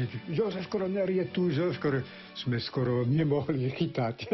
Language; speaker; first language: Slovak; non-native, fluent; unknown